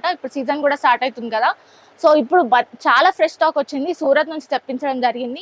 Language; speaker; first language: Telugu; native; Telugu